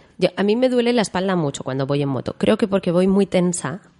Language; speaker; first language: Spanish; native; Spanish